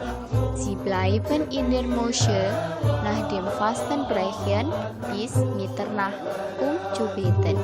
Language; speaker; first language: German; non-native, learner; Indonesian